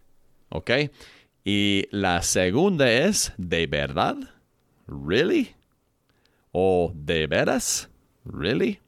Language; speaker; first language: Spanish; non-native, fluent; English